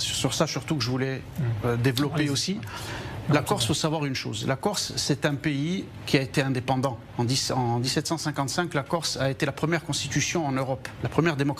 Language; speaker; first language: French; native; French